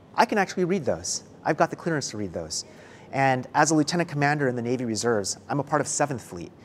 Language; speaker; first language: English; early bilingual, other home language; Chinese